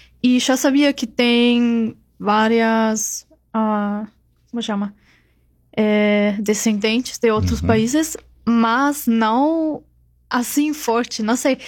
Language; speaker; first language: Portuguese; non-native, fluent; German